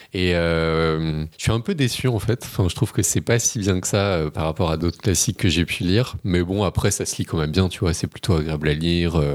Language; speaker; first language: French; native; French